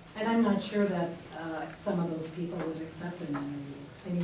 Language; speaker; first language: English; native; English